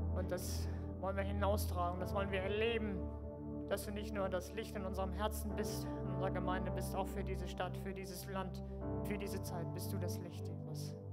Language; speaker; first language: German; native; German